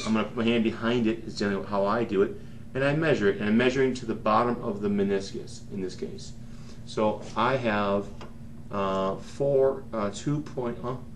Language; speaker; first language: English; native; English